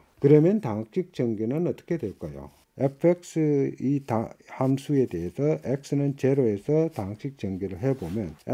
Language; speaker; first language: Korean; native; Korean